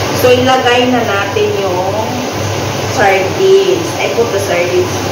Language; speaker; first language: Filipino; native; Filipino